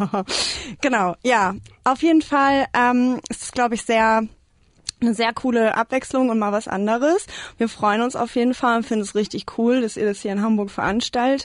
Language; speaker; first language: German; native; German